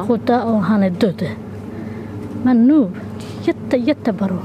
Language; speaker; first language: Swedish; non-native, learner; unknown